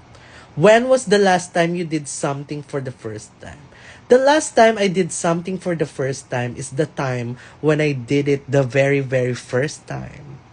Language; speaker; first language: English; non-native, local second language; Filipino